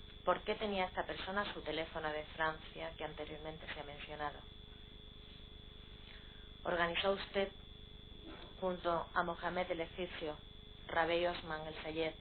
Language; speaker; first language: Spanish; native; Spanish